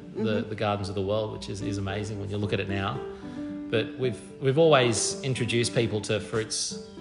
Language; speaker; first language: English; native; English